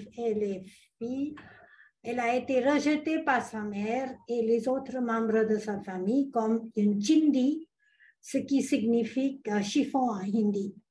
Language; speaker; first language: French; non-native, fluent; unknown